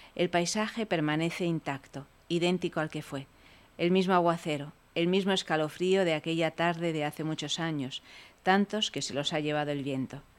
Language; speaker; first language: Spanish; early bilingual, other home language; Italian